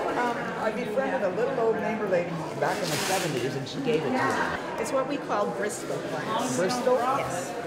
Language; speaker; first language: English; native; English